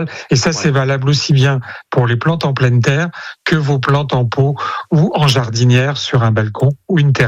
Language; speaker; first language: French; native; French